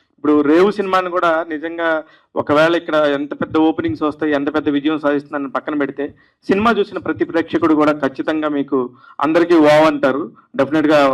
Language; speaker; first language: Telugu; native; Telugu